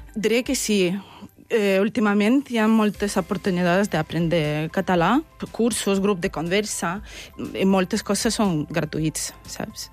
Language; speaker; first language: Catalan; non-native, learner; Russian